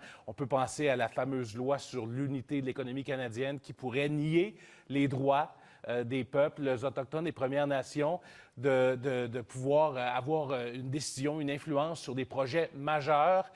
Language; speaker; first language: French; native; French